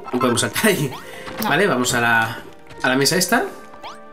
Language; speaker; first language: Spanish; native; Spanish